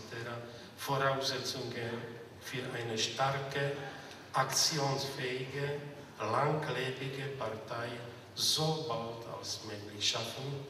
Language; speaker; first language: German; non-native, fluent; Czech